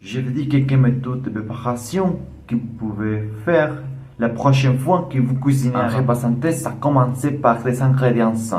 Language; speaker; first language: French; non-native, learner; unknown